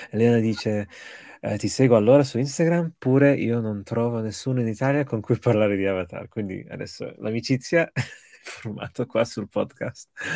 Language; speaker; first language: Italian; early bilingual, other home language; English